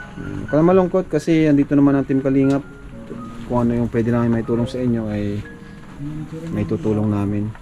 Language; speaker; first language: Filipino; native; Filipino